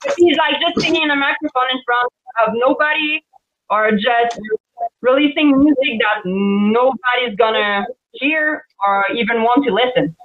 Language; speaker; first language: English; non-native, fluent; French